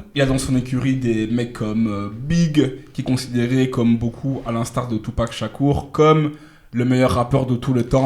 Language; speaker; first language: French; native; French